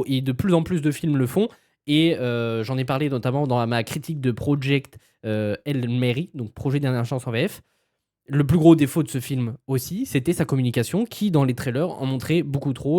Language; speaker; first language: French; native; French